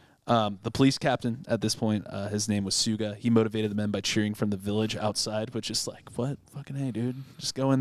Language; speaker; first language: English; native; English